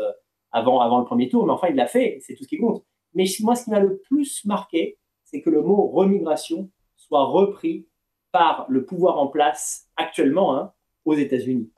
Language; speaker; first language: French; native; French